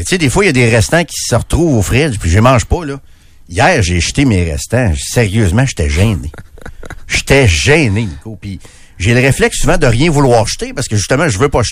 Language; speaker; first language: French; native; French